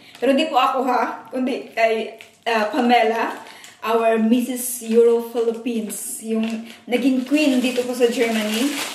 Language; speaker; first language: Filipino; non-native, local second language; Cebuano